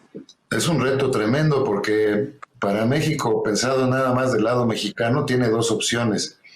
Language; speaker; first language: Spanish; native; Spanish